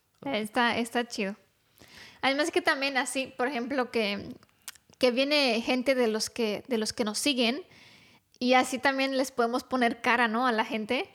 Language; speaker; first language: Spanish; non-native, fluent; Romanian